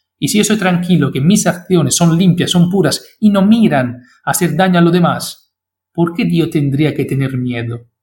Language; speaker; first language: Spanish; non-native, fluent; Italian